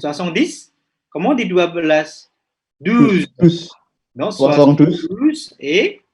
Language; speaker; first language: French; non-native, fluent; Indonesian